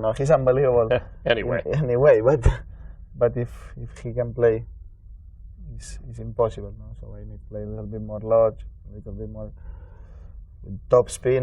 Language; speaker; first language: English; non-native, learner; Spanish